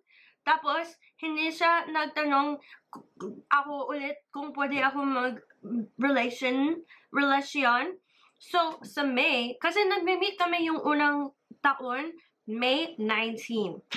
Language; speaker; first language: Filipino; early bilingual, heritage; English